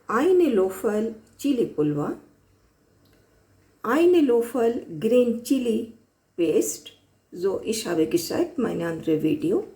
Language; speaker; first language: German; non-native, learner; Hindi